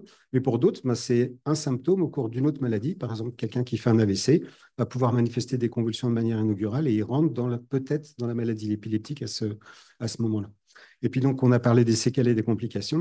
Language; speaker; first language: French; native; French